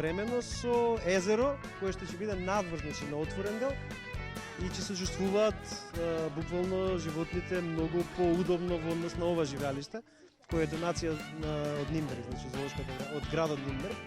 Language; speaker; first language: Macedonian; native; Macedonian